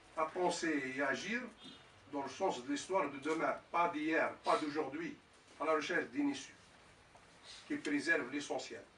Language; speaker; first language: French; non-native, local second language; Arabic